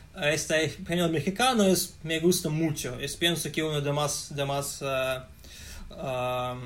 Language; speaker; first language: Spanish; non-native, fluent; Russian